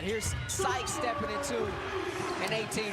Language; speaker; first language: English; native; English